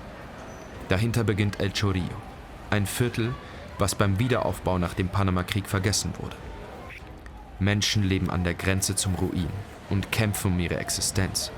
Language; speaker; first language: German; native; German